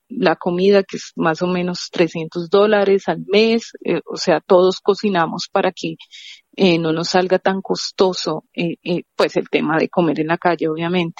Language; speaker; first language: Spanish; native; Spanish